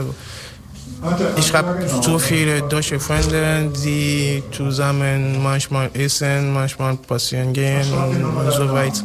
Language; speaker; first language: German; non-native, learner; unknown